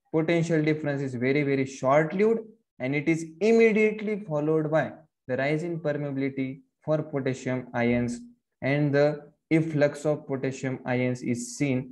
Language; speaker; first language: English; non-native, local second language; Marathi